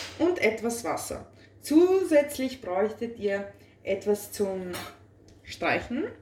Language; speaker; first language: German; early bilingual, other home language; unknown